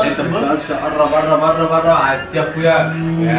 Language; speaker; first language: Arabic; native; Arabic